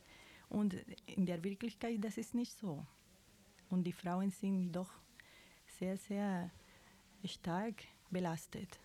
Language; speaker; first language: German; non-native, fluent; Spanish